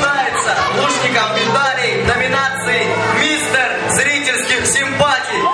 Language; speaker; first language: Russian; native; Russian